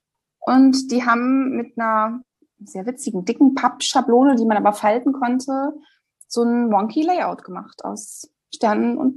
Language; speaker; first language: German; native; German